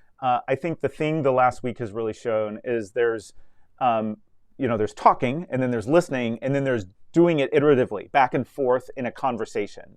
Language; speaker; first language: English; native; English